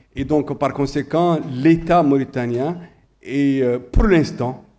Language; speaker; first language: French; non-native, local second language; Arabic